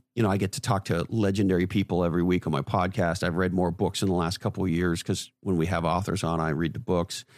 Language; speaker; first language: English; native; English